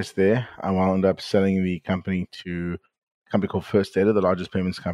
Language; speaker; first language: English; native; English